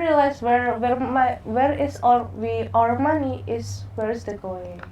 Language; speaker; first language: English; non-native, learner; Indonesian